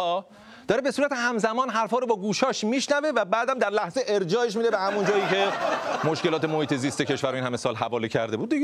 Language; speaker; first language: Persian; native; Persian